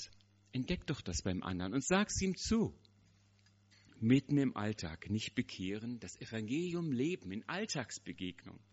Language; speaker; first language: German; native; German